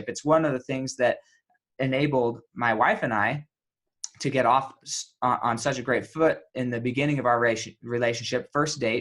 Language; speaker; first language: English; native; English